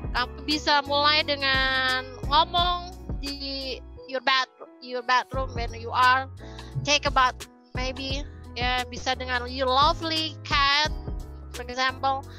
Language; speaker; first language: English; non-native, learner; Indonesian